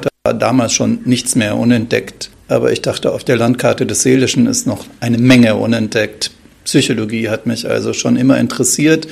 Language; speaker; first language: German; native; German